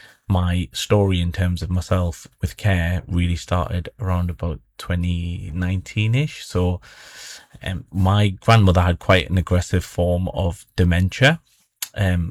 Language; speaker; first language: English; native; English